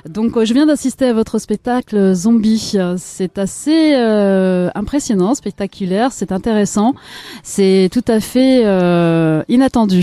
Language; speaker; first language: French; native; French